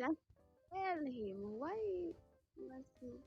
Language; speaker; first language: English; non-native, learner; Bangla